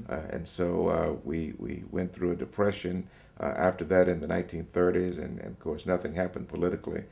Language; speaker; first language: English; native; English